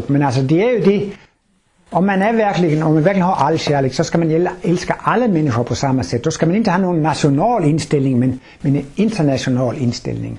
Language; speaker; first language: Swedish; non-native, fluent; Danish